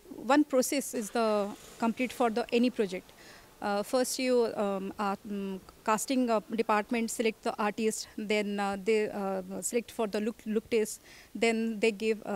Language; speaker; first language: English; non-native, local second language; Odia